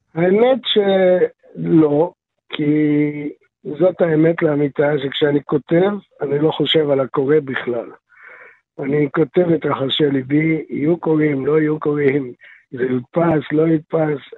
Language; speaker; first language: Hebrew; early bilingual, other home language; Arabic